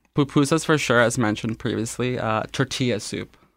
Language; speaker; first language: English; non-native, fluent; Spanish